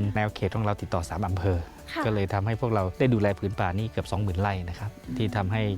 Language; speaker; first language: Thai; native; Thai